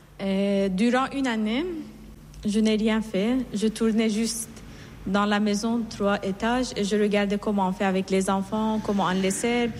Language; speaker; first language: French; non-native, fluent; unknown